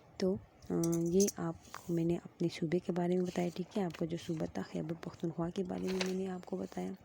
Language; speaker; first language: Urdu; non-native, local second language; Pashto